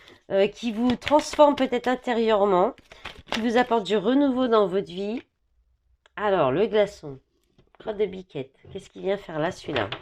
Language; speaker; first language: French; native; French